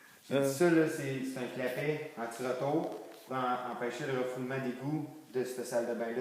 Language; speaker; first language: French; native; French